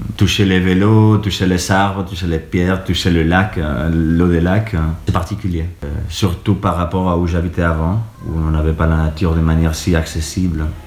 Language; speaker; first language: French; non-native, fluent; Spanish